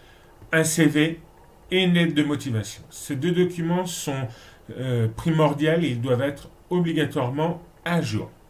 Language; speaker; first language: French; native; French